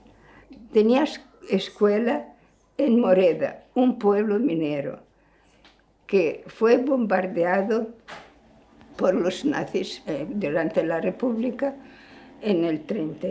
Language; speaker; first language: Spanish; early bilingual, heritage; Spanish